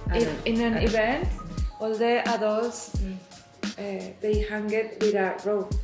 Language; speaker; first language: English; non-native, fluent; Spanish